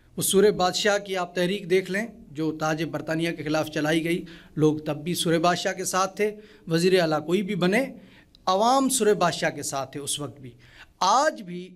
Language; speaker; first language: Urdu; non-native, local second language; Sindhi